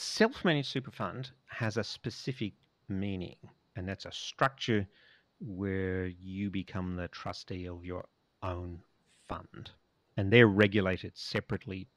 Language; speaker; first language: English; native; English